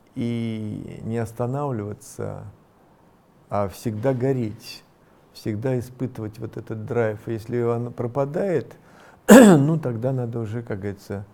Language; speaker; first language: Russian; native; Russian